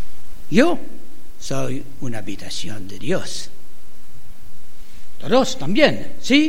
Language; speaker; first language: Spanish; non-native, fluent; French